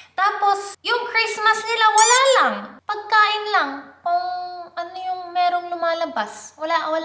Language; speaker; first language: Filipino; non-native, fluent; Korean